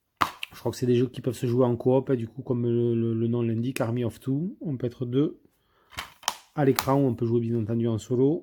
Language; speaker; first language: French; native; French